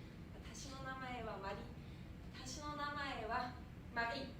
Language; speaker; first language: Japanese; non-native, fluent; German